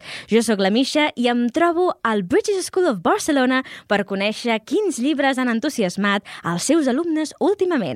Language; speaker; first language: Catalan; native; Catalan